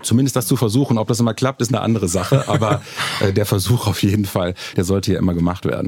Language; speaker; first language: German; native; German